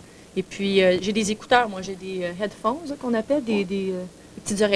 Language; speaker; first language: French; native; French